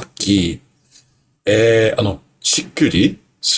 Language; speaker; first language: Japanese; non-native, learner; English